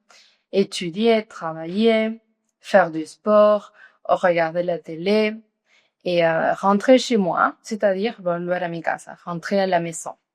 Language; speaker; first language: French; non-native, fluent; Spanish